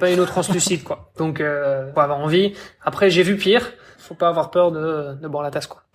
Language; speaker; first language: French; native; French